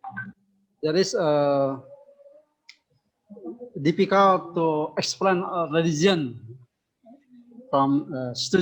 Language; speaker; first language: English; non-native, local second language; Indonesian